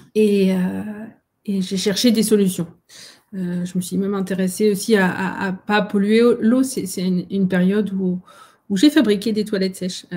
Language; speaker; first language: French; native; French